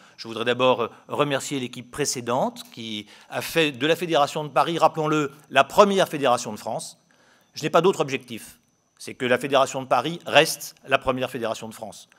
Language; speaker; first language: French; native; French